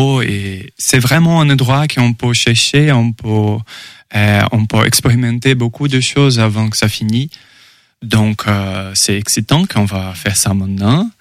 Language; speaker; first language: French; non-native, fluent; Portuguese